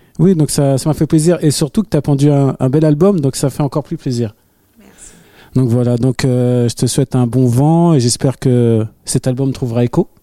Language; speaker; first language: French; native; French